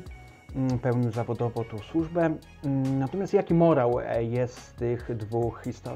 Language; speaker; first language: Polish; native; Polish